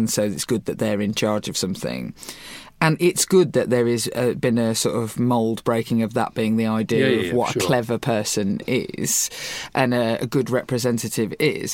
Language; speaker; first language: English; native; English